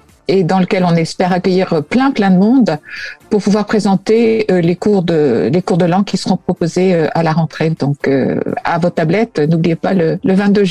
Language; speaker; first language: French; native; French